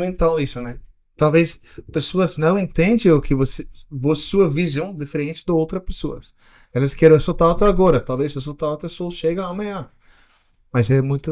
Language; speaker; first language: Portuguese; non-native, learner; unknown